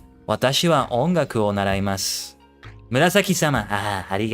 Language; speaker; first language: Japanese; non-native, learner; English